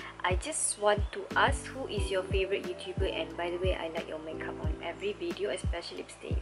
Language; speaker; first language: English; non-native, local second language; Malay